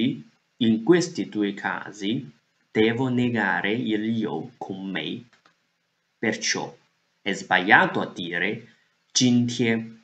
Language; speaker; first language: Italian; non-native, fluent; Chinese